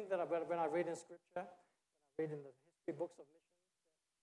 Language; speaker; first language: English; native; English